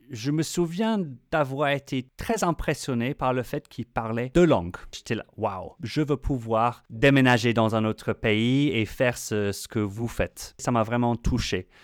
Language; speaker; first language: French; non-native, fluent; English